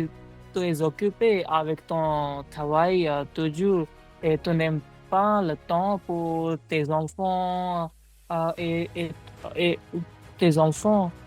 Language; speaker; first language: French; non-native, learner; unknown